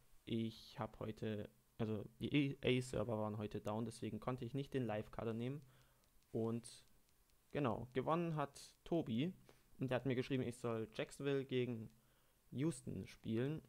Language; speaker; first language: German; native; German